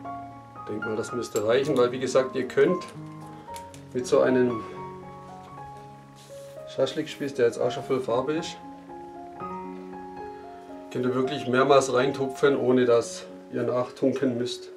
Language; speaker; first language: German; native; German